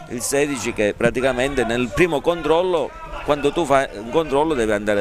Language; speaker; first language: Italian; native; Italian